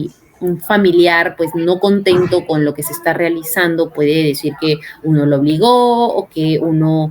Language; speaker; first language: Spanish; native; Spanish